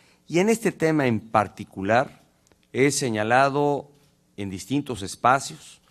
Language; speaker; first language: Spanish; native; Spanish